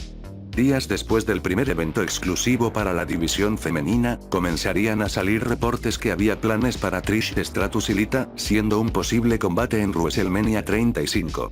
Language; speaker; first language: Spanish; native; Spanish